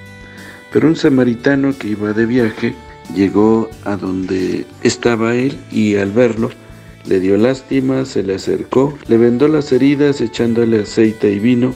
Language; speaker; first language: Spanish; native; Spanish